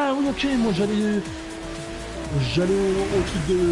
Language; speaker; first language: French; native; French